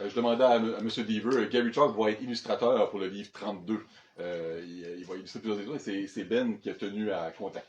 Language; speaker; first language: French; native; French